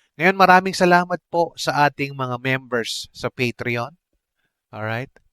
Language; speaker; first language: Filipino; native; Filipino